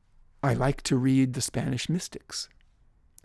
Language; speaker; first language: English; native; English